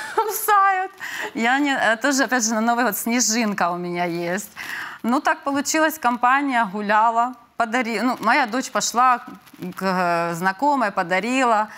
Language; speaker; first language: Russian; native; Russian